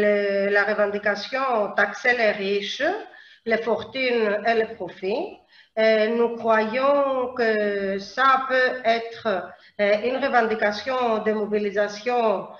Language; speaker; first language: French; non-native, learner; Spanish